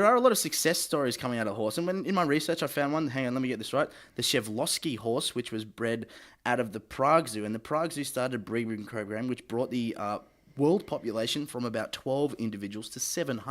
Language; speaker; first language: English; native; English